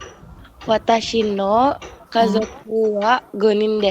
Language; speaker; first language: Japanese; non-native, learner; Indonesian